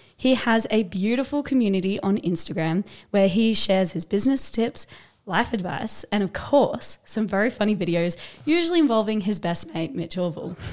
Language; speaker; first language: English; native; English